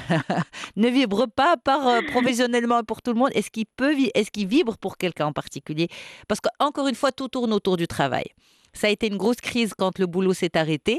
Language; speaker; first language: French; non-native, local second language; Arabic